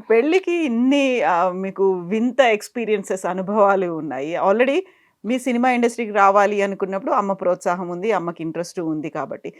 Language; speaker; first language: Telugu; native; Telugu